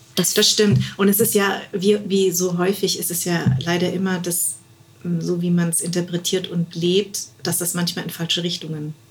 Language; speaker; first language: German; native; German